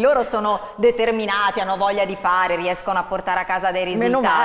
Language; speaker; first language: Italian; native; Italian